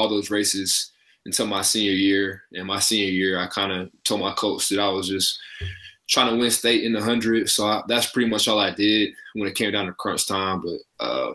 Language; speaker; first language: English; native; English